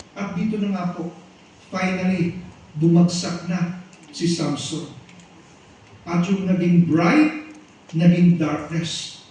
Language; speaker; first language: Filipino; non-native, local second language; Cebuano